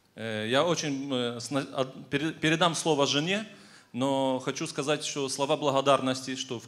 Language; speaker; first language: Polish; non-native, learner; Russian